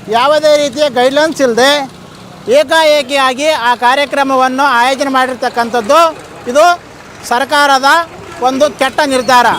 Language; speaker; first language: Kannada; native; Kannada